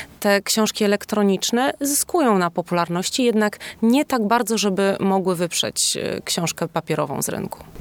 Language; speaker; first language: Polish; native; Polish